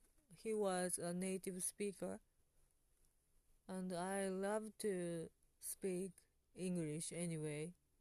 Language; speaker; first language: English; non-native, learner; Japanese